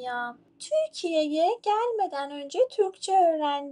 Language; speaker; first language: Turkish; non-native, fluent; Persian